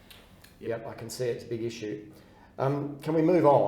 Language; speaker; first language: English; native; English